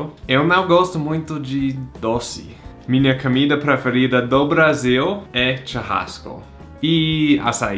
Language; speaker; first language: Portuguese; non-native, fluent; English